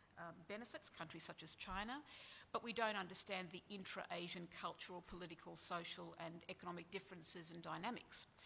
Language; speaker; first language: English; native; English